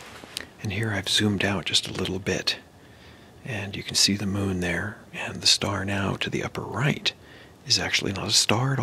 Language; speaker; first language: English; native; English